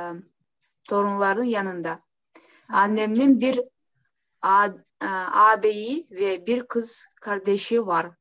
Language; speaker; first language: Turkish; non-native, learner; Kyrgyz